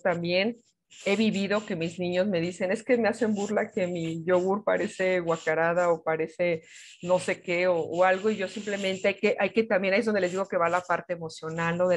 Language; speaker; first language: Spanish; native; Spanish